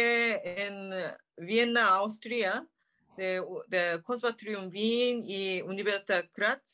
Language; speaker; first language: Spanish; non-native, learner; Korean